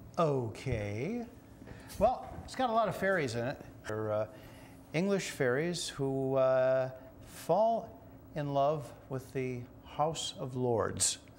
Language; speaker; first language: English; native; English